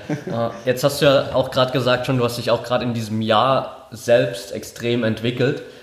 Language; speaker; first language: German; native; German